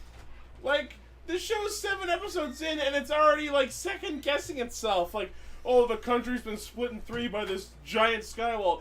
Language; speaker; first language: English; native; English